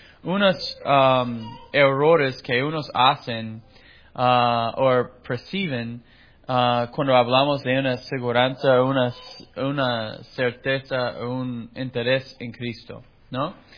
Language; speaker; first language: Spanish; non-native, fluent; English